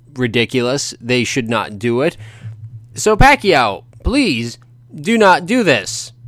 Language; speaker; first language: English; native; English